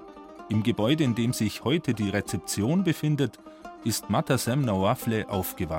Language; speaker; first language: German; native; German